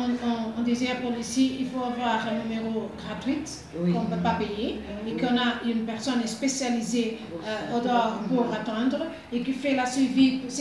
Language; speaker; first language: French; non-native, fluent; Portuguese